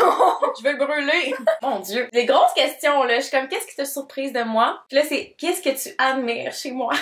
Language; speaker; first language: French; native; French